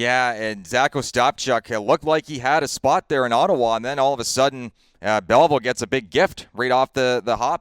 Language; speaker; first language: English; native; English